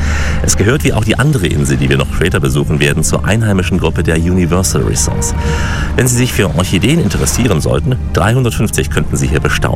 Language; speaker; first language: German; native; German